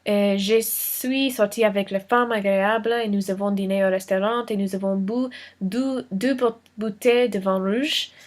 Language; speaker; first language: French; non-native, learner; English